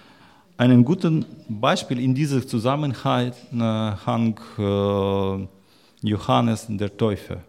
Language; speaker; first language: German; non-native, learner; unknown